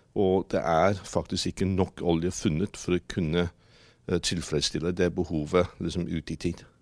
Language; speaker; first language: Norwegian; non-native, fluent; English